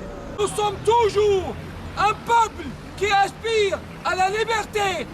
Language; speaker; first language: French; non-native, fluent; Arabic